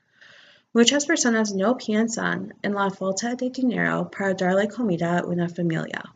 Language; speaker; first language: Spanish; non-native, fluent; English